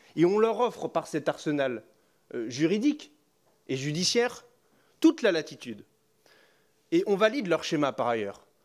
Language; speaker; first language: French; native; French